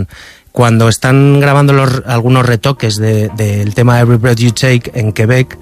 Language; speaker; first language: Spanish; native; Spanish